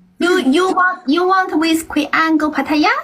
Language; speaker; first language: English; non-native, learner; Chinese